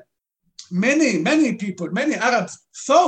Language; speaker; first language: English; non-native, fluent; Arabic